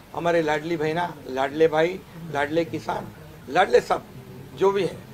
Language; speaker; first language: Hindi; non-native, local second language; Marathi